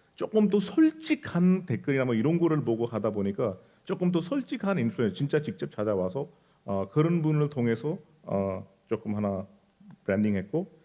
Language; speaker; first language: Korean; non-native, fluent; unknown